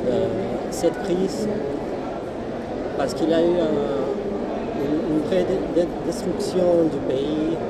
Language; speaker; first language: French; non-native, fluent; Spanish